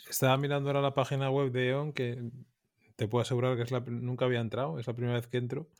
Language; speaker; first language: Spanish; native; Spanish